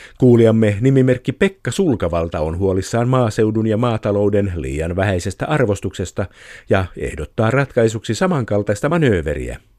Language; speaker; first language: Finnish; native; Finnish